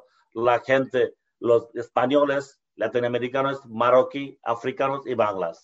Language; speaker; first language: Spanish; non-native, learner; Bangla